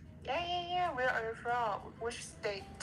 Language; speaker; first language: English; non-native, learner; Chinese